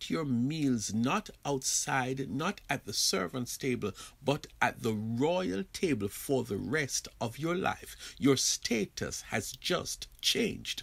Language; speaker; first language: English; native; English